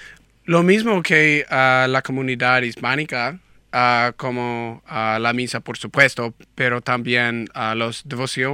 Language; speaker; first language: Spanish; non-native, learner; English